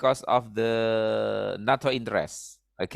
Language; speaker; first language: English; non-native, learner; Indonesian